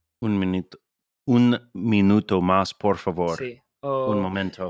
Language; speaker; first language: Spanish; non-native, learner; English